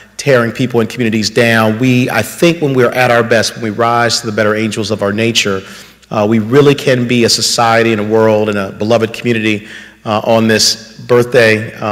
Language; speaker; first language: English; native; English